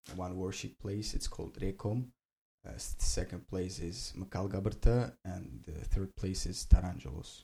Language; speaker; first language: English; non-native, learner; Ossetic